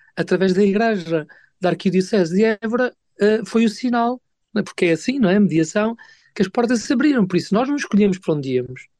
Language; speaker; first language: Portuguese; native; Portuguese